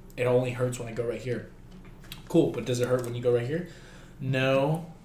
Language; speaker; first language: English; native; English